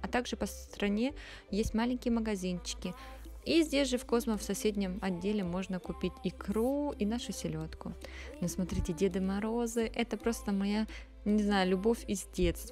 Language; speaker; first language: Russian; native; Russian